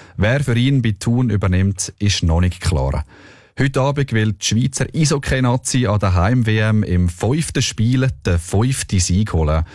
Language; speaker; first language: German; native; German